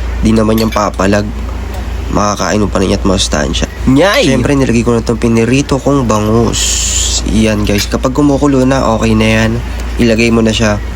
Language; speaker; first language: Filipino; native; Filipino